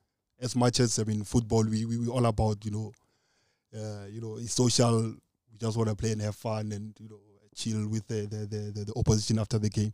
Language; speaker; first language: English; non-native, local second language; Northern Sotho